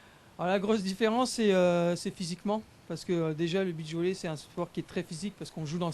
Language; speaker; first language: French; native; French